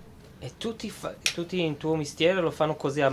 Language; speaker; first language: Italian; non-native, fluent; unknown